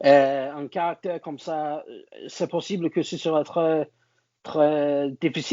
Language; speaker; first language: French; non-native, learner; English